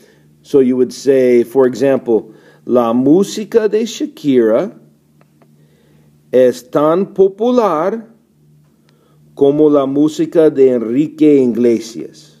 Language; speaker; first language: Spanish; non-native, fluent; English